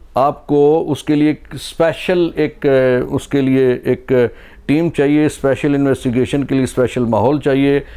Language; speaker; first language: Urdu; non-native, local second language; Pahari-Potwari